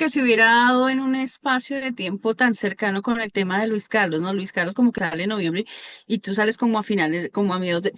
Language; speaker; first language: Spanish; native; Spanish